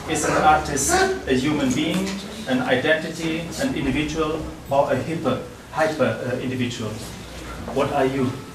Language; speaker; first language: English; non-native, fluent; German